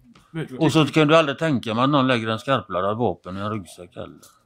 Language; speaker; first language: Swedish; native; Swedish